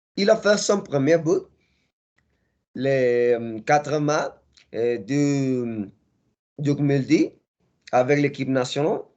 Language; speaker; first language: French; non-native, learner; Spanish